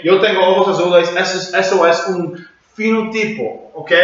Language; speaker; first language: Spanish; non-native, learner; English